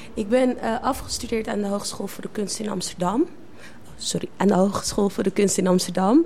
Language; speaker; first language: Dutch; native; Dutch